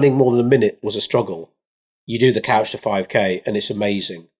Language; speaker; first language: English; early bilingual, other home language; Hindi